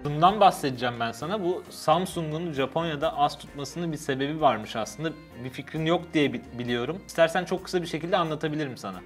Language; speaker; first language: Turkish; native; Turkish